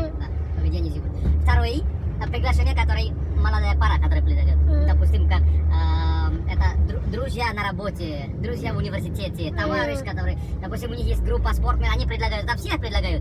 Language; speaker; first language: Russian; non-native, learner; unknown